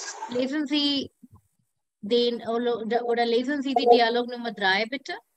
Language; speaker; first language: German; non-native, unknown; Hindi